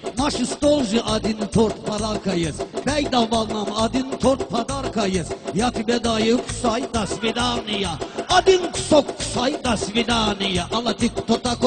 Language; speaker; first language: Russian; non-native, learner; Talysh